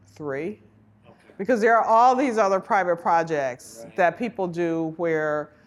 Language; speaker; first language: English; native; English